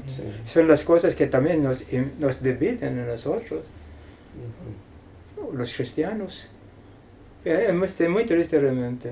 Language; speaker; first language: Spanish; non-native, fluent; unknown